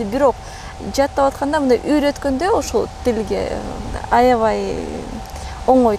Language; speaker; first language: Kyrgyz; early bilingual, other home language; Russian